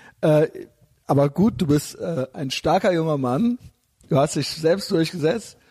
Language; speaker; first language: German; native; German